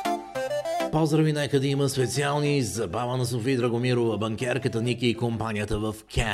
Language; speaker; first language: Bulgarian; native; Bulgarian